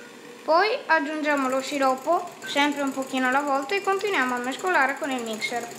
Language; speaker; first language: Italian; native; Italian